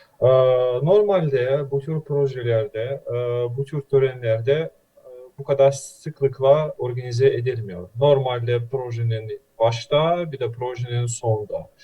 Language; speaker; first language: Turkish; non-native, fluent; Russian